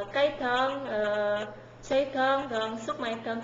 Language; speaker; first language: Cantonese; non-native, learner; Indonesian